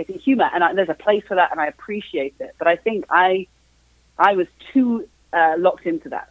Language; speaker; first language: English; native; English